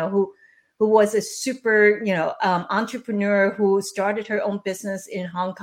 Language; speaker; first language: English; non-native, local second language; Cantonese